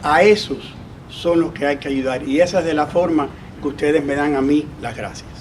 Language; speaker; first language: Spanish; early bilingual, other home language; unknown